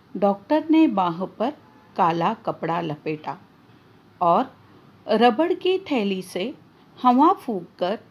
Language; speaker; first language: Hindi; non-native, local second language; Marathi